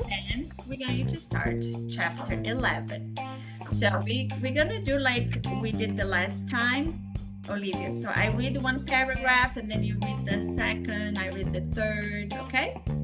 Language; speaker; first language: English; non-native, fluent; Portuguese